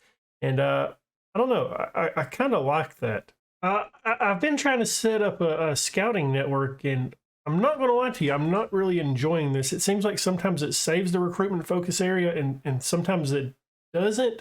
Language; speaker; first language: English; native; English